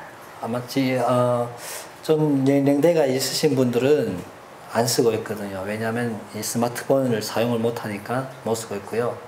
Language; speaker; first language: Korean; early bilingual, heritage; Korean